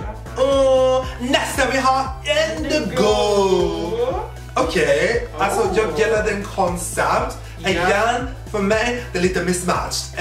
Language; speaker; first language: Swedish; non-native, fluent; English